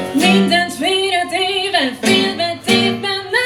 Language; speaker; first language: Hungarian; native; Hungarian